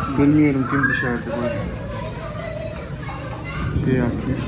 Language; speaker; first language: Turkish; non-native, learner; Urdu